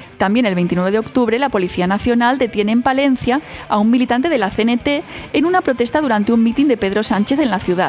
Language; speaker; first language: Spanish; native; Spanish